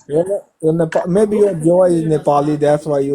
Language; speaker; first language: English; non-native, learner; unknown